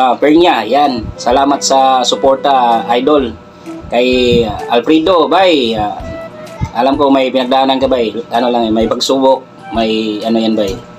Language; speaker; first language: Filipino; non-native, local second language; Cebuano